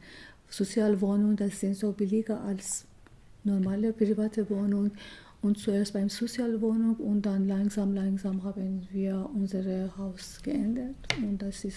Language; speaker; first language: German; non-native, learner; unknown